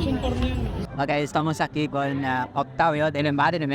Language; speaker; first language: Spanish; non-native, fluent; Filipino